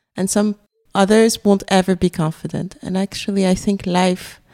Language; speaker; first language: English; non-native, fluent; French